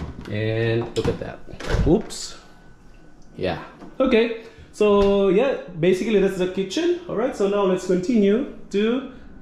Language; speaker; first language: English; non-native, local second language; Filipino